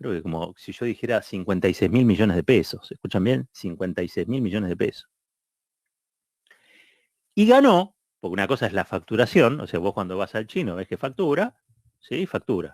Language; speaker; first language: Spanish; native; Spanish